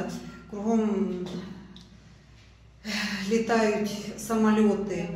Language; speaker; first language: Russian; non-native, local second language; Ukrainian